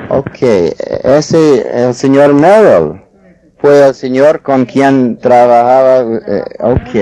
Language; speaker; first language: Spanish; non-native, fluent; English